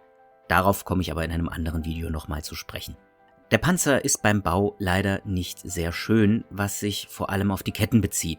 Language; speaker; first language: German; native; German